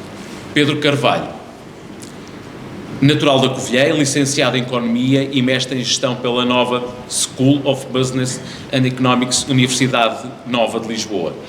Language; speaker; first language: Portuguese; native; Portuguese